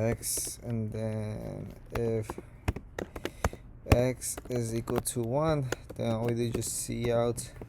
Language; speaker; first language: English; native; English